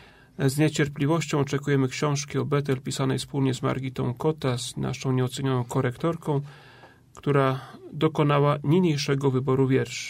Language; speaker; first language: Polish; native; Polish